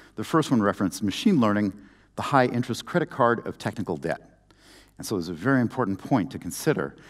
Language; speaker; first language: English; native; English